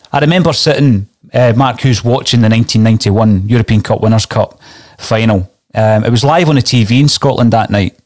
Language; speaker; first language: English; native; English